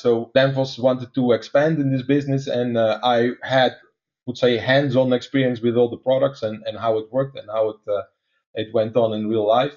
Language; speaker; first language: English; non-native, fluent; Dutch